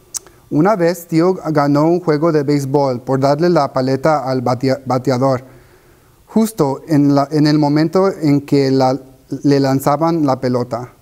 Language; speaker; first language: Spanish; early bilingual, heritage; Spanish